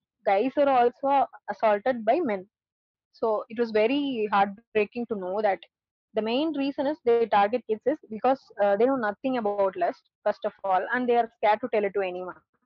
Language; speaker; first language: English; non-native, local second language; Tamil